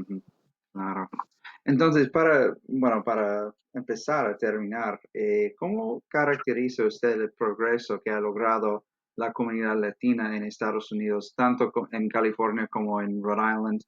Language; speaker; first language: Spanish; non-native, fluent; English